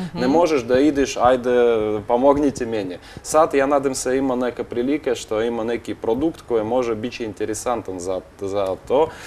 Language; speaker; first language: Bosnian; non-native, learner; Russian